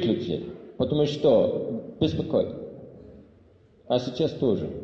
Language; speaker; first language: Russian; non-native, fluent; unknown